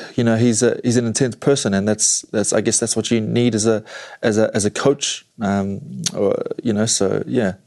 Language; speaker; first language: English; native; English